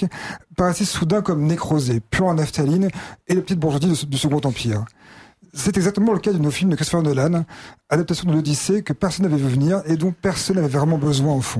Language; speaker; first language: French; native; French